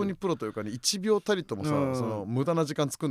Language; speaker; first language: Japanese; native; Japanese